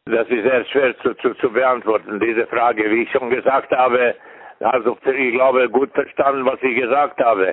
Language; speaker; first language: German; non-native, fluent; Serbian